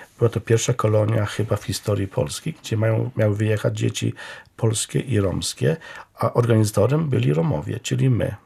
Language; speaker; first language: Polish; non-native, local second language; Romany